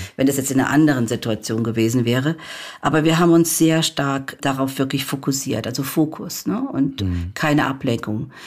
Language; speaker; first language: German; native; German